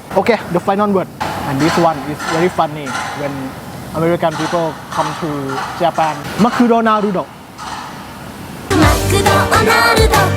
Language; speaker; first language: English; non-native, learner; Thai